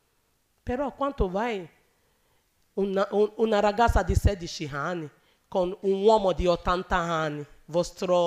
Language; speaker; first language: Italian; non-native, learner; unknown